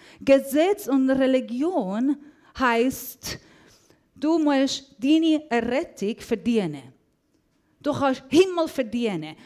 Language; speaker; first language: German; non-native, fluent; Persian